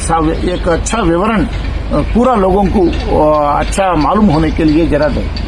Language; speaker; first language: Hindi; non-native, local second language; Telugu